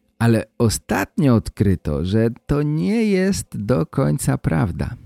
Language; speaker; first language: Polish; native; Polish